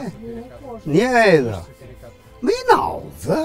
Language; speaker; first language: Russian; non-native, learner; Chinese